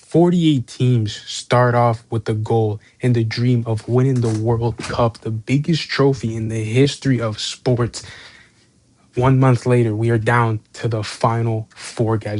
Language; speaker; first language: English; native; English